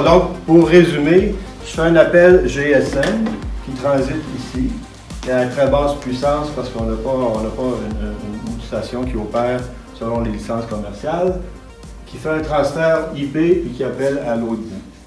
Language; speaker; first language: French; native; French